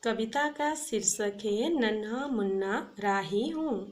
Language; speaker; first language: Hindi; non-native, local second language; Assamese